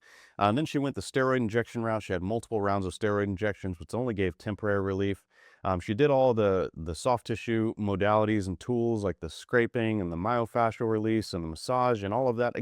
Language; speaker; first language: English; native; English